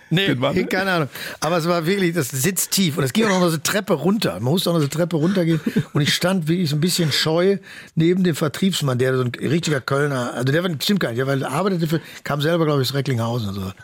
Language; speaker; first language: German; native; German